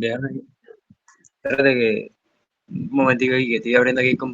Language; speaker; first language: Spanish; native; Spanish